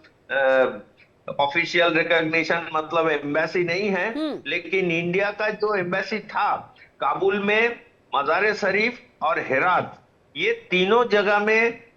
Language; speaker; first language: Hindi; non-native, local second language; Bangla